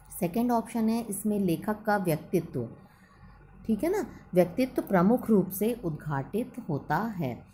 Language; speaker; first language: Hindi; native; Hindi